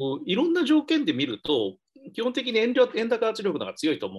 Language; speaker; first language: Japanese; native; Japanese